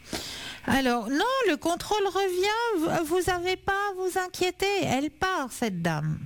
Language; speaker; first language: French; native; French